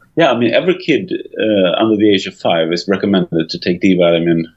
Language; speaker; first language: English; non-native, fluent; Swedish